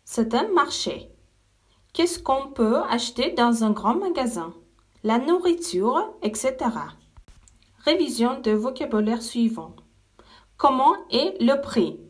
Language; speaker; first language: French; non-native, fluent; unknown